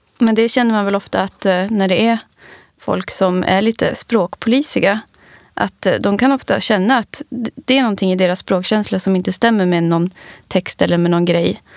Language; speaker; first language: Swedish; early bilingual, other home language; English